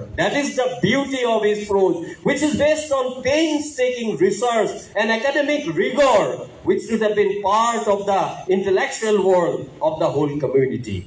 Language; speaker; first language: English; non-native, local second language; Assamese